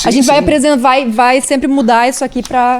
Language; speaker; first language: Portuguese; native; Portuguese